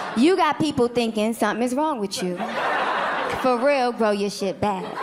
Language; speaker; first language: English; native; English